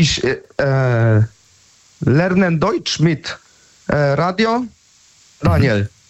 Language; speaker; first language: German; non-native, learner; Polish